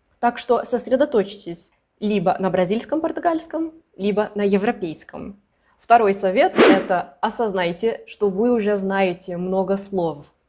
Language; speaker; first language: Russian; non-native, fluent; Portuguese